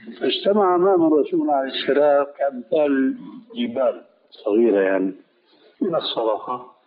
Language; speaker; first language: Arabic; early bilingual, other home language; Albanian